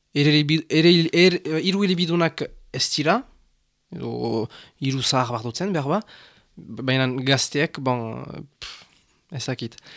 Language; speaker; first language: Basque; non-native, local second language; French